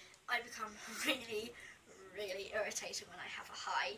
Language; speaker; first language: English; native; English